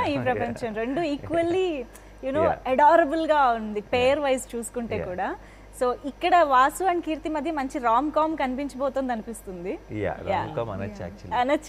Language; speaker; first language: Telugu; native; Telugu